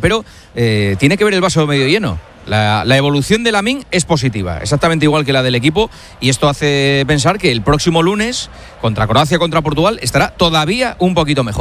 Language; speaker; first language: Spanish; native; Spanish